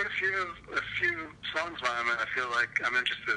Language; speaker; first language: English; native; English